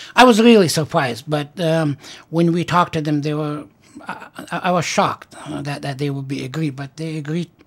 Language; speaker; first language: English; non-native, fluent; Pashto